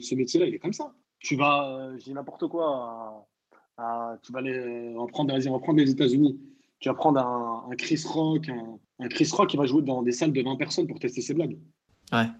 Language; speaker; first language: French; native; French